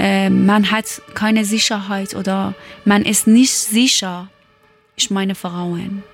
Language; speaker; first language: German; non-native, learner; Persian